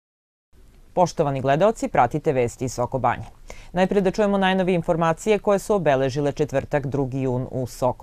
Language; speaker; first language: Serbian; native; Serbian